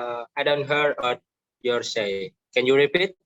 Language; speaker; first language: English; non-native, learner; Indonesian